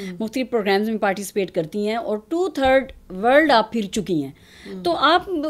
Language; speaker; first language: Urdu; native; Urdu